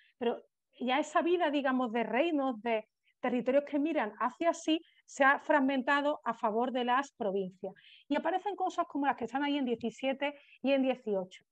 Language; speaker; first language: Spanish; native; Spanish